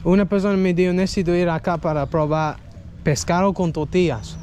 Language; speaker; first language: Spanish; non-native, fluent; English